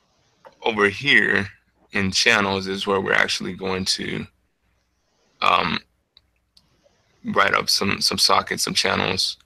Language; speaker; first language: English; native; English